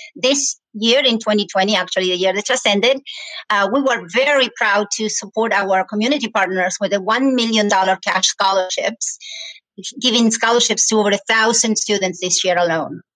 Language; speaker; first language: English; non-native, fluent; Spanish